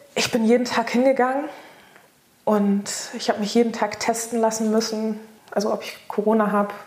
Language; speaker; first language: German; native; German